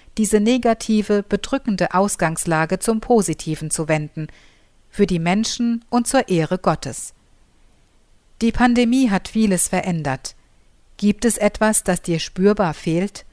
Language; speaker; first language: German; native; German